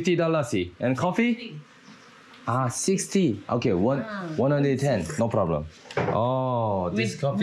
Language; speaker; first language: English; non-native, learner; Korean